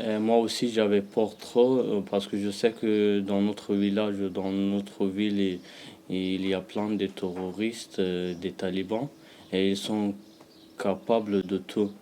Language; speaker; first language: French; non-native, learner; Pashto